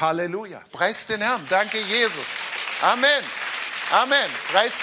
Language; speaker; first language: German; native; German